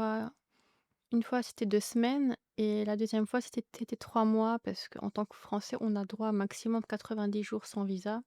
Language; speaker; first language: French; native; French